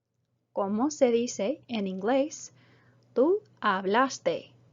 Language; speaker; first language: Spanish; non-native, fluent; English